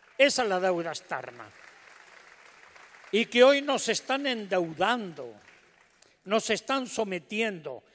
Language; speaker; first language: Spanish; native; Spanish